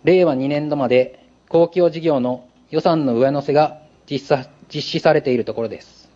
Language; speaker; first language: Japanese; native; Japanese